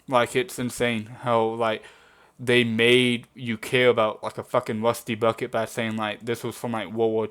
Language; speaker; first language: English; native; English